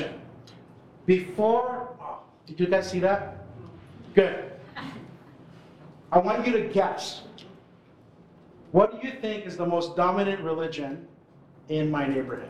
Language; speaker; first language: English; non-native, local second language; Filipino